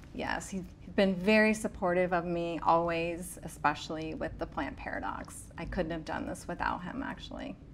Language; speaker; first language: English; native; English